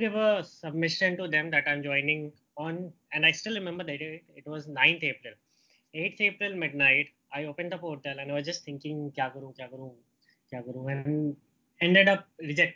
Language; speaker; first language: English; non-native, local second language; Hindi